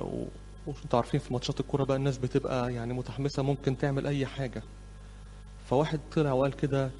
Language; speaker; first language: Arabic; native; Arabic